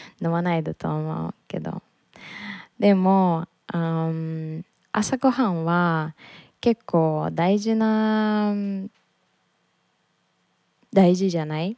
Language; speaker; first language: Japanese; non-native, learner; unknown